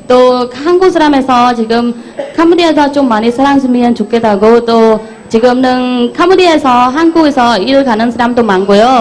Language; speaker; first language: Korean; non-native, learner; Khmer